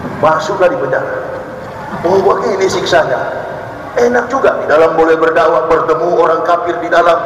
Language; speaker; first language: Indonesian; native; Indonesian